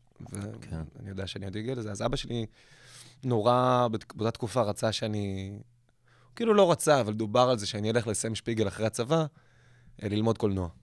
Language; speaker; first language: Hebrew; native; Hebrew